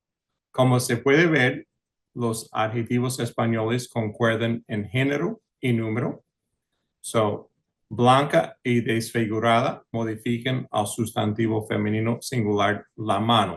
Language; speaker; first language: Spanish; early bilingual, heritage; English